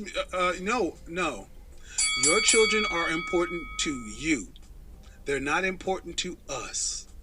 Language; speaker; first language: English; native; English